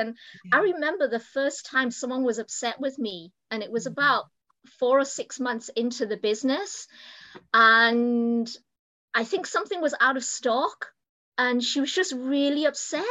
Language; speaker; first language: English; native; English